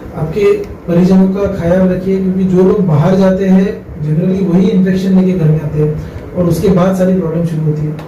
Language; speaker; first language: Hindi; non-native, local second language; Marathi